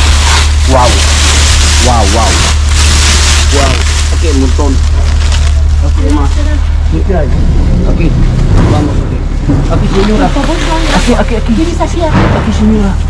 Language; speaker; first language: Spanish; non-native, learner; Filipino